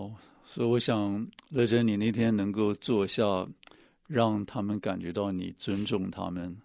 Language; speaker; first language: Chinese; native; Chinese